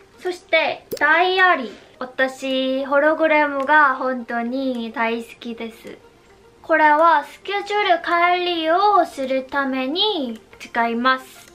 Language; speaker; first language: Japanese; non-native, learner; Korean